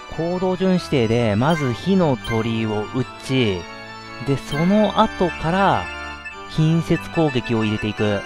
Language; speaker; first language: Japanese; native; Japanese